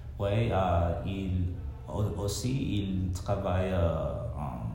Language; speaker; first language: French; non-native, learner; English